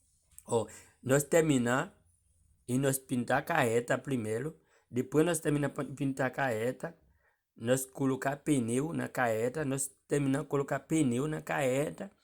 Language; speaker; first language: Portuguese; non-native, learner; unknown